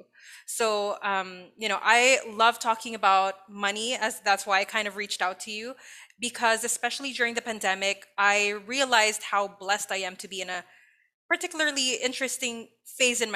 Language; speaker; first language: English; non-native, local second language; Filipino